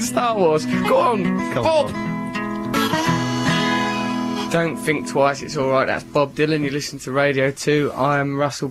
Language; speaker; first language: English; native; English